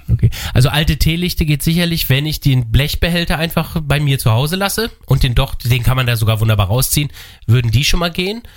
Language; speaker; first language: German; native; German